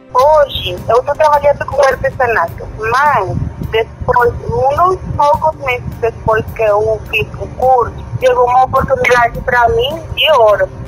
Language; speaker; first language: Portuguese; non-native, learner; Spanish